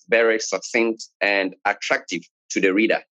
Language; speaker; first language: English; non-native, local second language; Akan